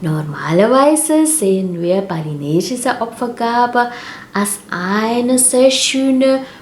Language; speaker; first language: German; non-native, learner; Indonesian